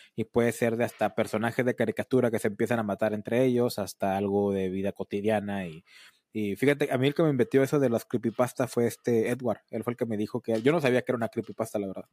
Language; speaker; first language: Spanish; early bilingual, heritage; Spanish